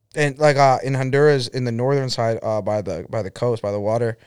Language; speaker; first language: English; early bilingual, other home language; Spanish